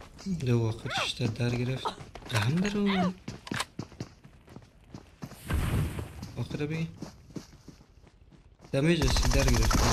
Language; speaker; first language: Persian; native; Persian